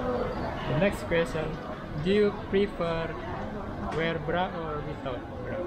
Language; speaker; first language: English; non-native, learner; Indonesian